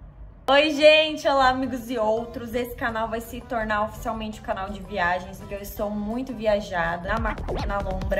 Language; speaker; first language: Portuguese; native; Portuguese